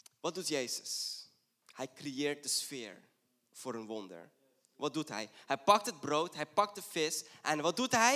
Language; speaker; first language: Dutch; non-native, fluent; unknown